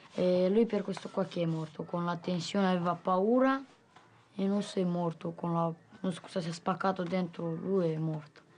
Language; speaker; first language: Italian; early bilingual, other home language; Romanian